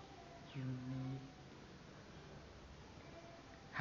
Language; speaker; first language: Japanese; non-native, learner; Vietnamese